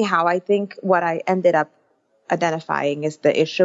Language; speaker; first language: English; early bilingual, other home language; Arabic